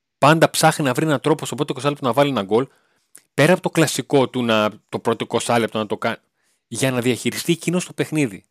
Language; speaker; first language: Greek; native; Greek